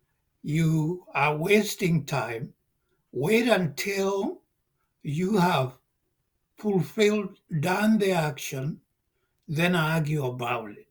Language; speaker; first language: English; non-native, local second language; Kikuyu